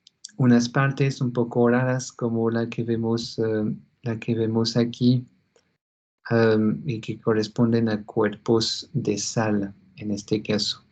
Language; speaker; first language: Spanish; non-native, fluent; French